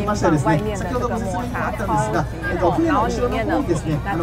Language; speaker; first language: Japanese; native; Japanese